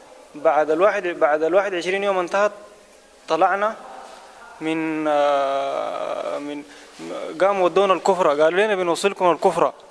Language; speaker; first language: Arabic; native; Arabic